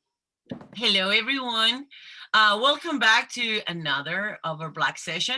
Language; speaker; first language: English; non-native, fluent; Spanish